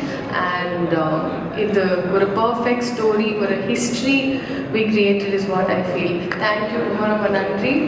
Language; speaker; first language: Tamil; non-native, fluent; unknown